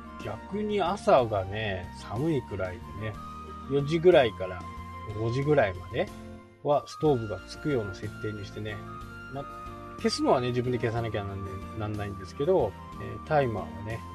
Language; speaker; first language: Japanese; native; Japanese